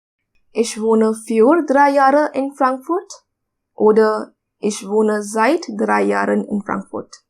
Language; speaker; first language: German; non-native, learner; English